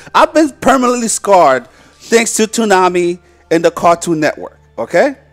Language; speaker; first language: English; native; English